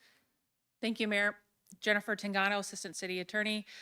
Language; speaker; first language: English; native; English